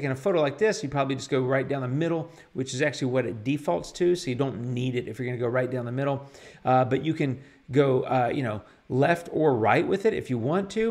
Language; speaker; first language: English; native; English